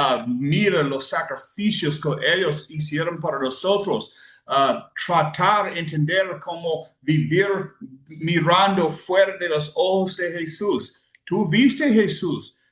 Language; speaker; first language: Spanish; non-native, learner; English